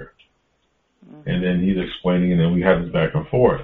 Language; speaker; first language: English; native; English